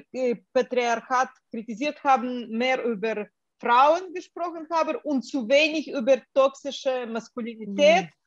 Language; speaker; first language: German; non-native, fluent; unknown